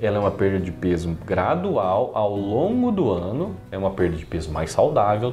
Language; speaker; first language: Portuguese; native; Portuguese